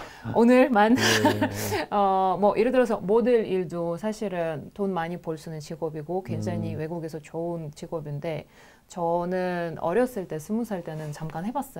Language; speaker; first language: Korean; non-native, fluent; Russian